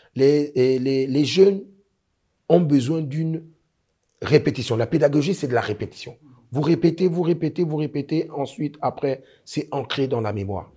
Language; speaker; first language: French; native; French